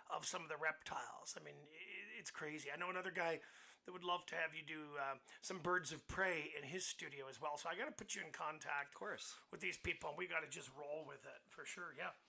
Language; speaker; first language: English; native; English